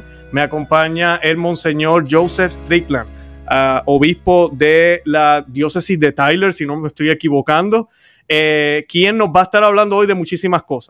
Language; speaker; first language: Spanish; native; Spanish